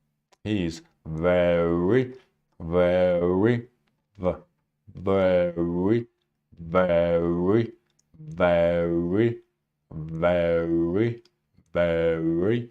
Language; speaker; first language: English; non-native, learner; Russian